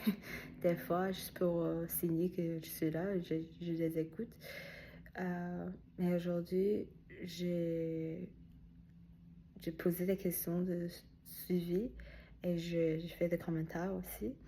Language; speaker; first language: French; non-native, learner; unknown